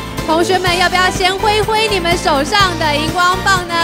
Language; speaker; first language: Chinese; native; Chinese